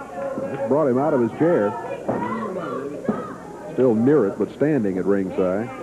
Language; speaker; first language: English; native; English